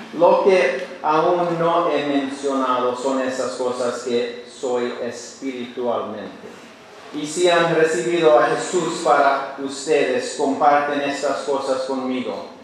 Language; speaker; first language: Spanish; non-native, learner; English